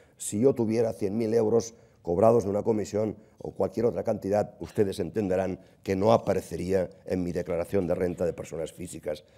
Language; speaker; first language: Spanish; non-native, local second language; Catalan